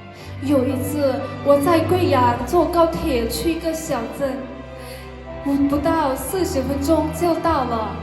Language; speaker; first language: Chinese; non-native, fluent; Lao